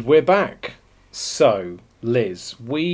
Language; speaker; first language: English; native; English